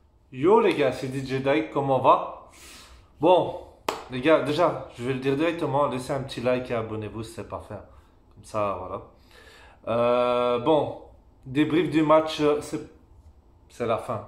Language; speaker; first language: French; native; French